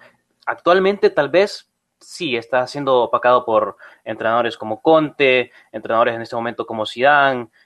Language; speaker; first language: Spanish; native; Spanish